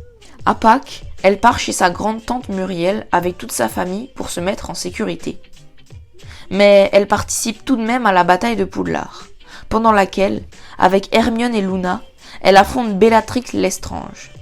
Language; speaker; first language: French; native; French